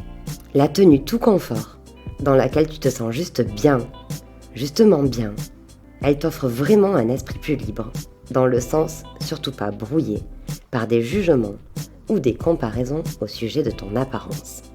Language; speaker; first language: French; native; French